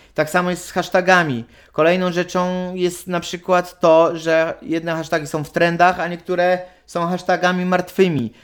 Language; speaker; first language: Polish; native; Polish